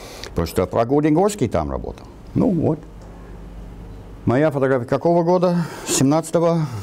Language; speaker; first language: Russian; non-native, fluent; English